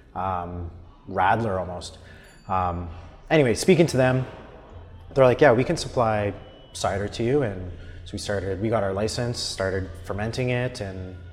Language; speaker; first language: English; native; English